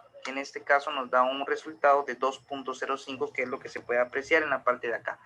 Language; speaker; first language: Spanish; native; Spanish